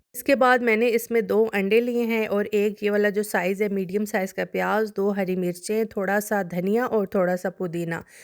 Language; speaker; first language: Urdu; non-native, local second language; Punjabi